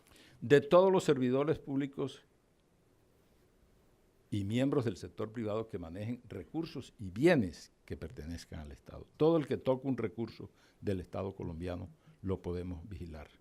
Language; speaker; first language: Spanish; native; Spanish